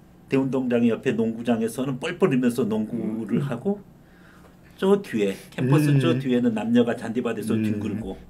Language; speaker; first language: Korean; native; Korean